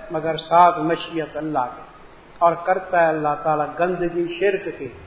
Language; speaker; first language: Urdu; non-native, local second language; Punjabi